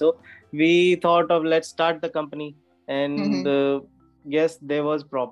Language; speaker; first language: English; non-native, local second language; Hindi